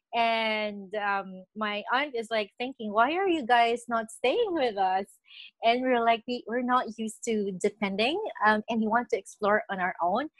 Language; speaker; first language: English; non-native, local second language; Filipino